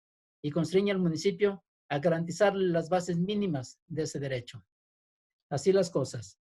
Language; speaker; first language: Spanish; native; Spanish